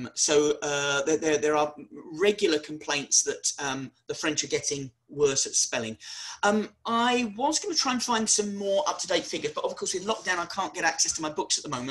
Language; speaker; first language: English; native; English